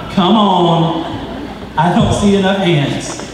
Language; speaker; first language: English; native; English